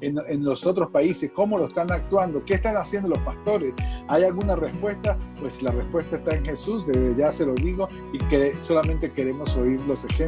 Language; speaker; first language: Spanish; native; Spanish